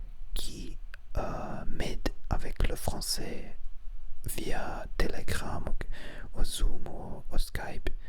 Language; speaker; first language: French; non-native, learner; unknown